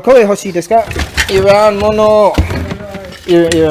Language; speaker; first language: Japanese; non-native, learner; English